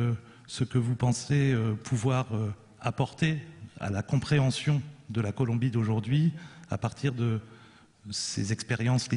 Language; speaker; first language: French; native; French